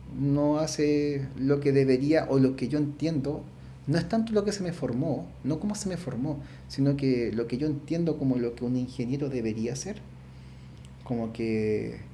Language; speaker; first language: Spanish; native; Spanish